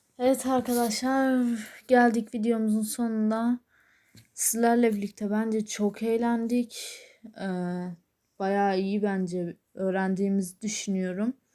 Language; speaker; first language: Turkish; native; Turkish